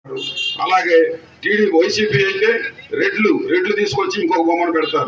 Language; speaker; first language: Telugu; native; Telugu